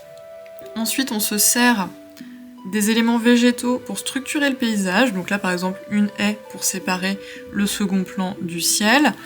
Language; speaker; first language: French; native; French